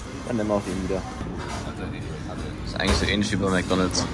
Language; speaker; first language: German; native; German